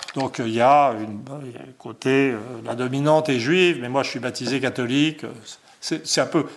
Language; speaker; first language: French; native; French